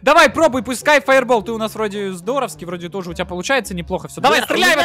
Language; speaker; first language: Russian; native; Russian